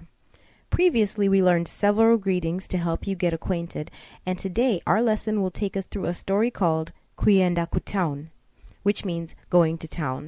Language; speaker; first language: English; non-native, local second language; Shona